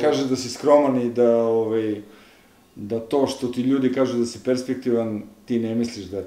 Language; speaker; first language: Serbian; native; Serbian